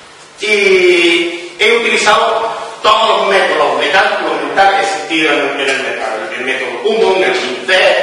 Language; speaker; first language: Spanish; native; Spanish